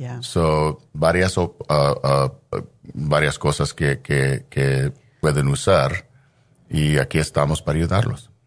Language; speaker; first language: Spanish; early bilingual, heritage; Spanish